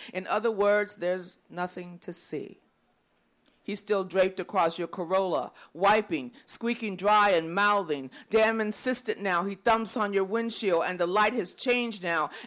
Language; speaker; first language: English; native; English